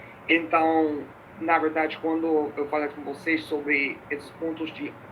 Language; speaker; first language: Portuguese; non-native, fluent; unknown